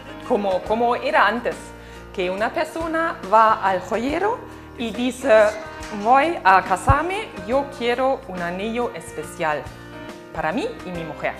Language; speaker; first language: Spanish; non-native, fluent; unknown